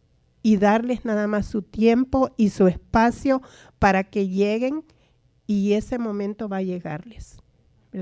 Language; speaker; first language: Spanish; native; Spanish